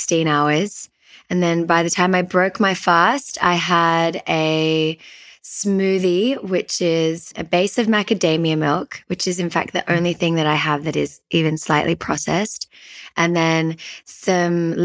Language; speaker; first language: English; native; English